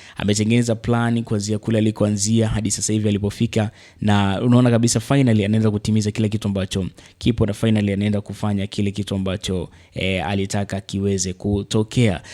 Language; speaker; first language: Swahili; native; Swahili